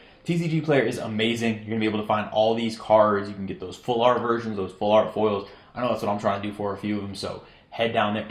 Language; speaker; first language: English; native; English